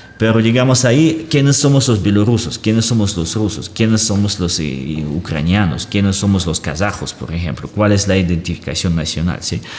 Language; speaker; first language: Spanish; non-native, fluent; Russian